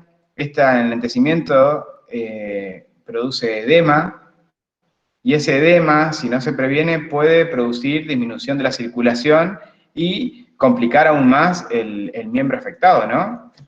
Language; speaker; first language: Spanish; native; Spanish